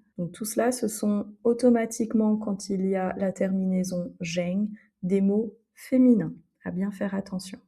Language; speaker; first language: French; native; French